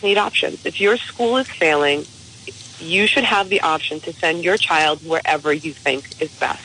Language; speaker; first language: English; native; English